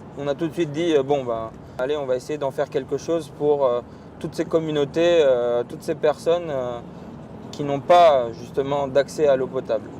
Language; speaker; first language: French; early bilingual, other home language; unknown